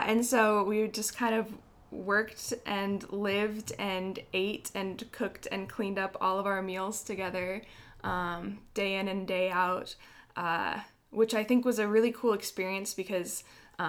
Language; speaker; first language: English; native; English